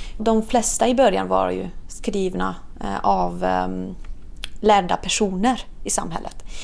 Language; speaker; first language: Swedish; non-native, fluent; Italian